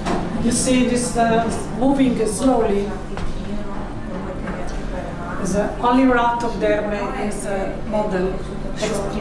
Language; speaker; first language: English; non-native, learner; Italian